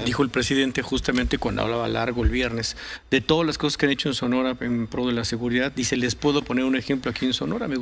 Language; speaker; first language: Spanish; native; Spanish